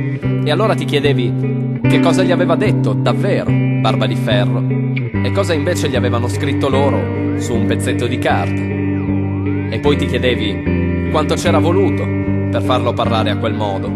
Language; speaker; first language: Italian; native; Italian